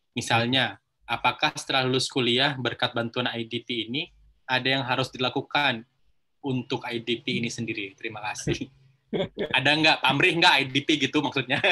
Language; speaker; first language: Indonesian; native; Indonesian